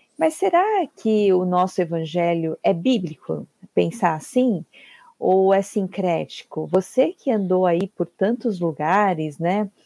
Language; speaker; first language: Portuguese; native; Portuguese